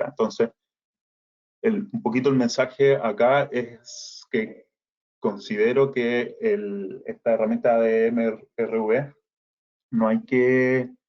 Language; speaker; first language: Spanish; native; Spanish